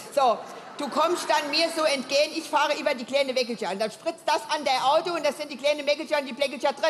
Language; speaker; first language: German; native; German